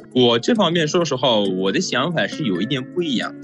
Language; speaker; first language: Chinese; non-native, fluent; Persian